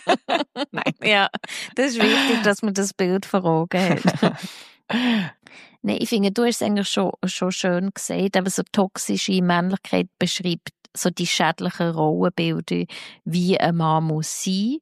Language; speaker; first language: German; native; German